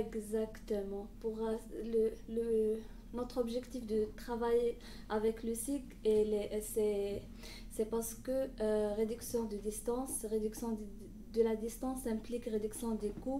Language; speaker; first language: French; non-native, local second language; Arabic